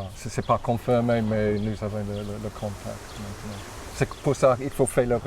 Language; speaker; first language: French; non-native, fluent; English